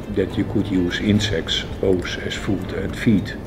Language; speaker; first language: English; non-native, fluent; Dutch